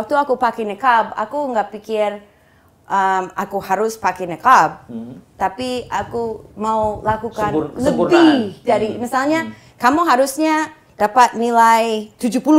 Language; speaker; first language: Indonesian; non-native, fluent; English